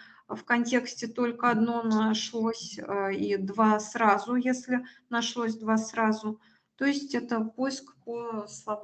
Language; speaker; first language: Russian; native; Russian